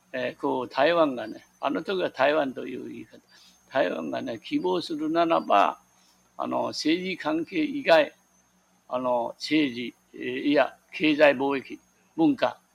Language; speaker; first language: Japanese; non-native, local second language; Min Nan Chinese